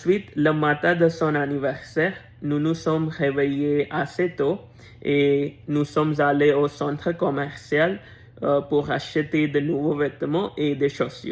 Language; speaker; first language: French; non-native, learner; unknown